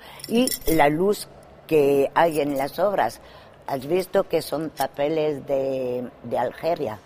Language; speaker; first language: Spanish; non-native, fluent; French